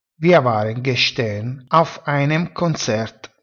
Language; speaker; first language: German; non-native, fluent; Italian